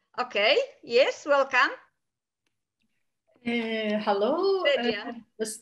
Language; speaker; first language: English; non-native, fluent; Polish